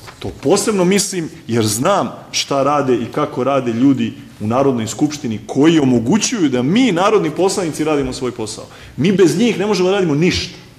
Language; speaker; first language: Serbian; native; Serbian